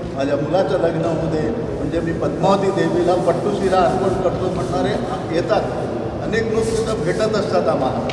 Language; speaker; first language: Marathi; non-native, local second language; Telugu